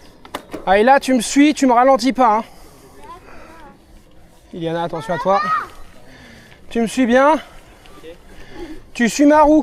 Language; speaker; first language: French; native; French